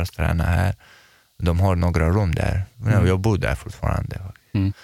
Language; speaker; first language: Swedish; non-native, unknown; Chechen